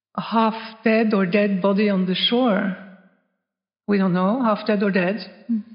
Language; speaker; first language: English; non-native, fluent; Norwegian